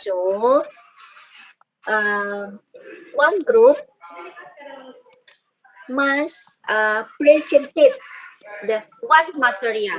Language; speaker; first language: English; non-native, learner; Indonesian